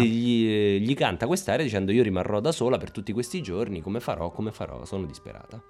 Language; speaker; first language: Italian; native; Italian